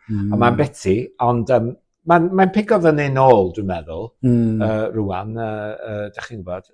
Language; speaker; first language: Welsh; native; Welsh